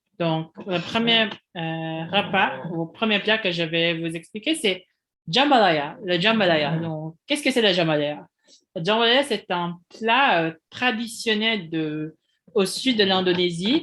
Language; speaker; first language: French; non-native, fluent; Indonesian